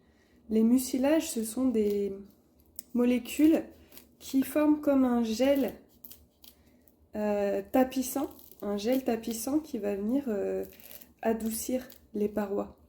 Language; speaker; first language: French; native; French